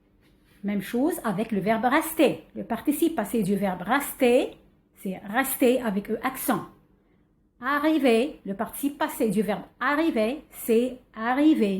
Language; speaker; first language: French; non-native, fluent; Arabic